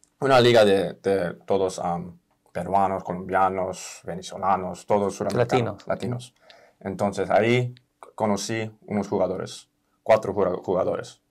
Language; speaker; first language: Spanish; early bilingual, heritage; Spanish